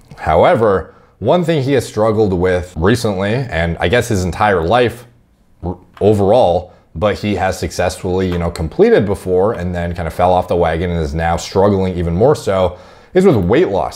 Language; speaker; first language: English; native; English